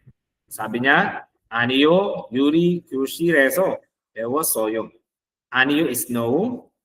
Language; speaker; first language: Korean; non-native, fluent; Filipino